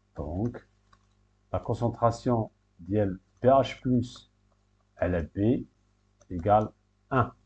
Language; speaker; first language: French; non-native, local second language; Arabic